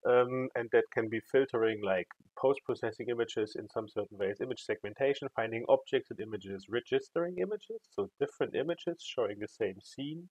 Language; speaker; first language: English; non-native, fluent; German